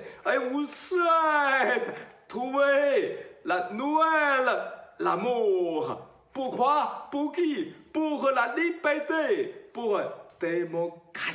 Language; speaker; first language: French; non-native, learner; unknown